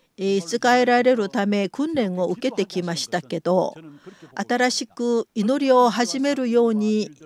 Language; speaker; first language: Japanese; non-native, fluent; Korean